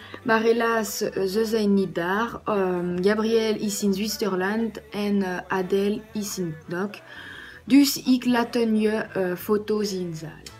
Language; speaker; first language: Dutch; non-native, learner; French